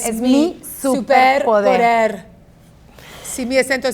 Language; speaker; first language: Spanish; non-native, learner; English